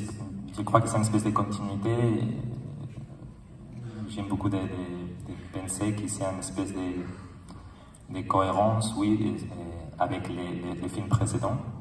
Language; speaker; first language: French; non-native, learner; Spanish